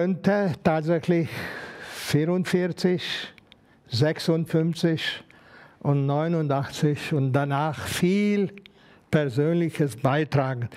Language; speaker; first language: German; non-native, fluent; Hungarian